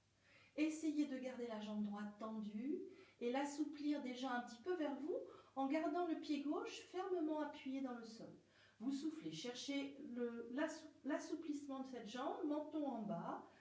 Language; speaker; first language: French; native; French